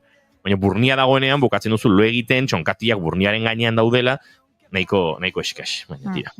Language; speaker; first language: Basque; native; Basque